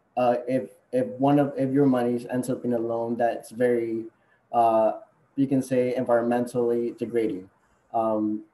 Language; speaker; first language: English; non-native, fluent; Spanish